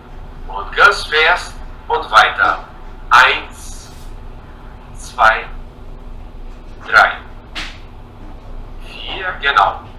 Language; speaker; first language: German; non-native, fluent; Portuguese